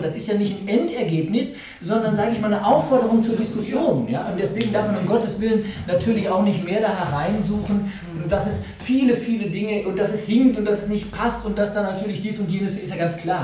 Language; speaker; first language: German; native; German